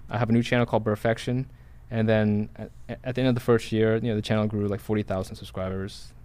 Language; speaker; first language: English; native; English